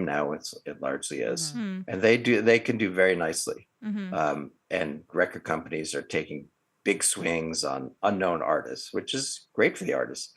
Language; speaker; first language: English; native; English